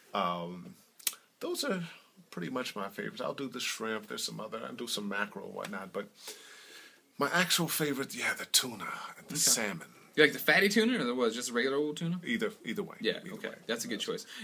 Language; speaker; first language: English; native; English